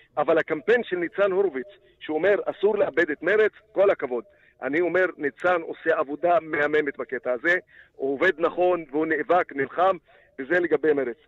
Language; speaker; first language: Hebrew; non-native, local second language; Arabic